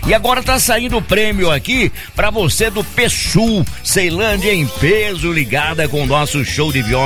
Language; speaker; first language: Portuguese; native; Portuguese